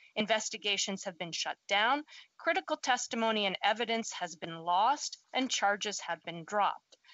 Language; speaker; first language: English; native; English